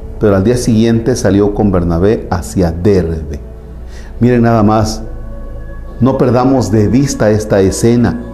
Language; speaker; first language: Spanish; native; Spanish